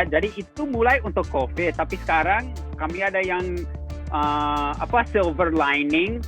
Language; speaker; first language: Indonesian; non-native, fluent; English